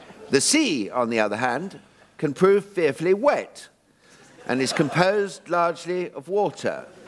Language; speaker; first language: English; native; English